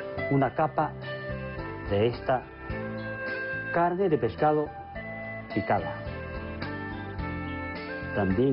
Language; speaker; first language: Spanish; non-native, fluent; Chinese